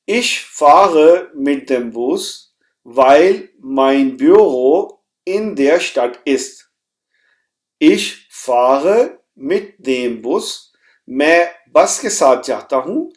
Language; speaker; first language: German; non-native, fluent; Hindi